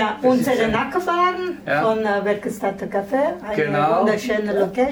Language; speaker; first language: German; non-native, fluent; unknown